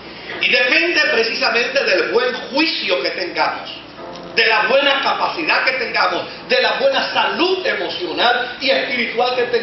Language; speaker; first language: Spanish; native; Spanish